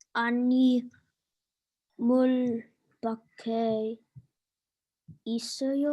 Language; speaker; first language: Korean; non-native, learner; English